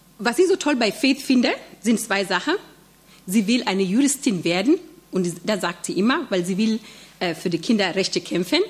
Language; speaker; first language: German; non-native, fluent; Swahili